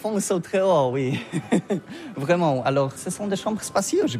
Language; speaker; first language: French; non-native, learner; Polish